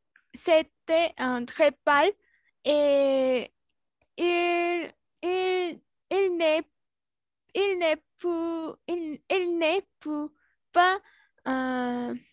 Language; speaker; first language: French; non-native, learner; Spanish